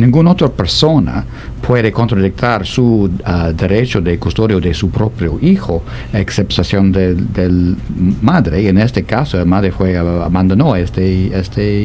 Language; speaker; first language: Spanish; non-native, fluent; English